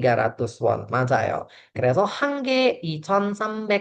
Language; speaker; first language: Korean; non-native, fluent; Indonesian